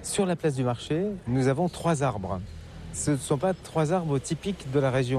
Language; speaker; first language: French; native; French